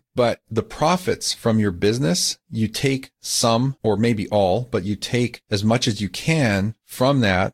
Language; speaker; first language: English; native; English